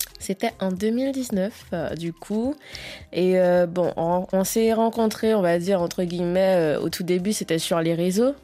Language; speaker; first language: French; native; French